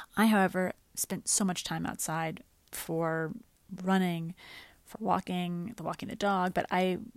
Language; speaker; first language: English; native; English